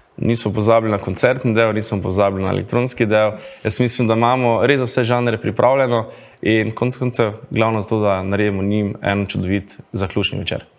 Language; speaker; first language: Slovenian; native; Slovenian